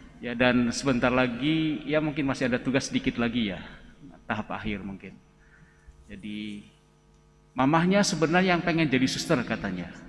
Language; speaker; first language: Indonesian; native; Indonesian